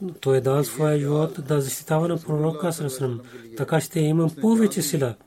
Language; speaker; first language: Bulgarian; non-native, learner; Urdu